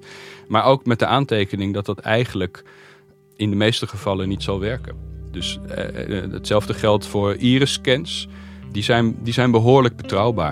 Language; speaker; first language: Dutch; native; Dutch